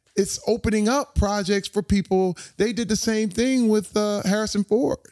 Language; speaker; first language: English; native; English